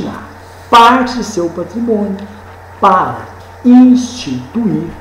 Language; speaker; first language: Portuguese; native; Portuguese